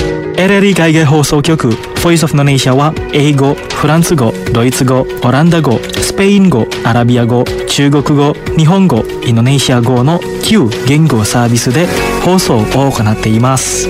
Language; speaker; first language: Japanese; non-native, fluent; Indonesian